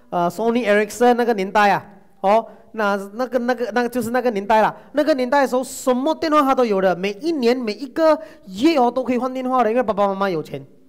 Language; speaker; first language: Chinese; non-native, local second language; Tamil